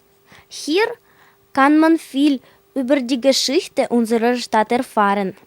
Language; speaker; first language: German; non-native, learner; Russian